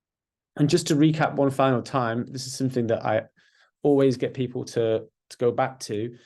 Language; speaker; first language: English; native; English